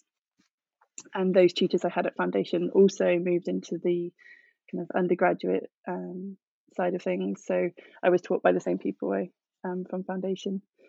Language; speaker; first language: English; native; English